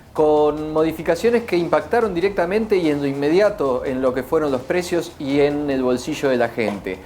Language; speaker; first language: Spanish; native; Spanish